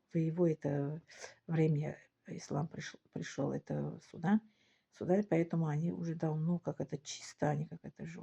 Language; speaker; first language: Russian; non-native, local second language; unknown